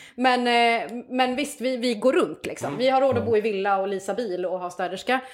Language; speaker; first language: Swedish; native; Swedish